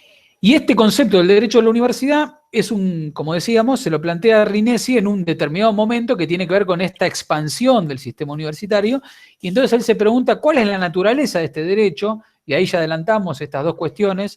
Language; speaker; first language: Spanish; native; Spanish